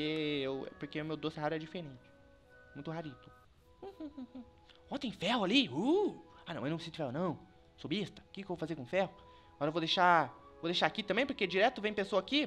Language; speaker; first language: Portuguese; native; Portuguese